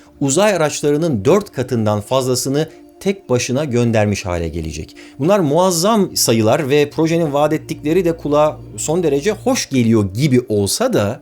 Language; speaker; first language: Turkish; native; Turkish